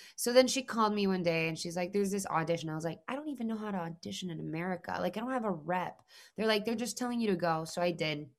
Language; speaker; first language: English; non-native, fluent; Spanish